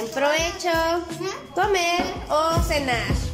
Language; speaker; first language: Spanish; native; Spanish